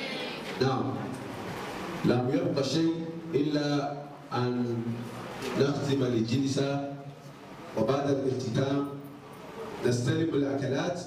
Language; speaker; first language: Arabic; non-native, fluent; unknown